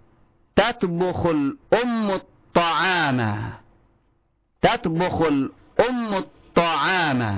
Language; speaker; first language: Arabic; non-native, fluent; Indonesian